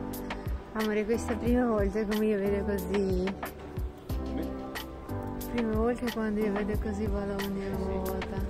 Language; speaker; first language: Italian; non-native, learner; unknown